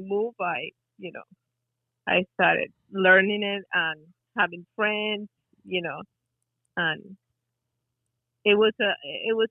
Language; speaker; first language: English; non-native, fluent; Spanish